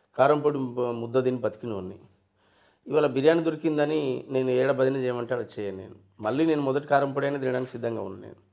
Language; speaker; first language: Telugu; native; Telugu